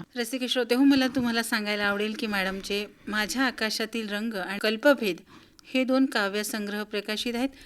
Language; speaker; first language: Marathi; native; Marathi